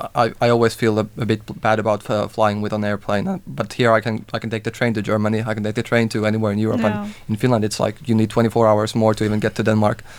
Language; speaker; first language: English; non-native, fluent; Finnish